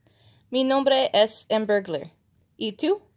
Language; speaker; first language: Spanish; non-native, learner; English